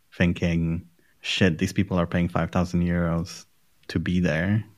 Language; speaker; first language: English; non-native, fluent; Polish